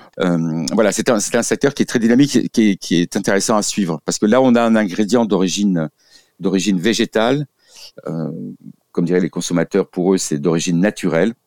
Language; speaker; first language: French; native; French